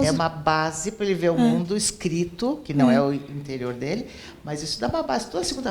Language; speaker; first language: Portuguese; native; Portuguese